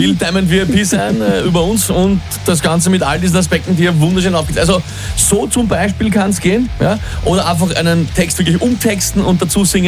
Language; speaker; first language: German; native; German